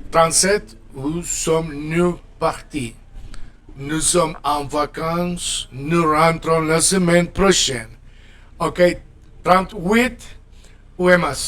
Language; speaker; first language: French; non-native, fluent; Spanish